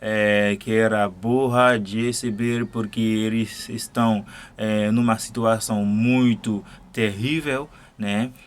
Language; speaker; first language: Portuguese; non-native, fluent; Haitian Creole